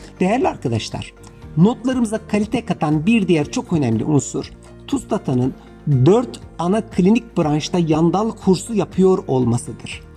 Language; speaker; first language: Turkish; native; Turkish